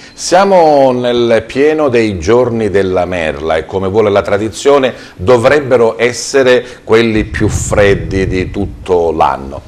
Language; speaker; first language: Italian; native; Italian